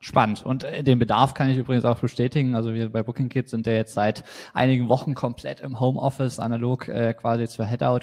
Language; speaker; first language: German; native; German